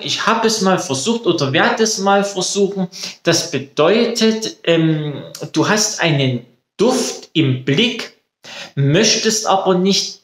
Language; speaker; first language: German; native; German